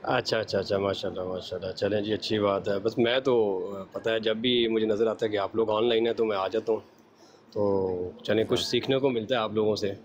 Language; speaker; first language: Urdu; native; Urdu